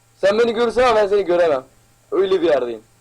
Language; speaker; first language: Turkish; native; Turkish